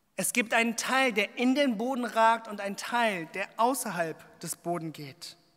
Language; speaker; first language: German; early bilingual, other home language; Korean